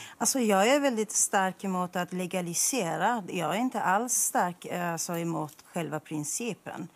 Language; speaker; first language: Swedish; non-native, fluent; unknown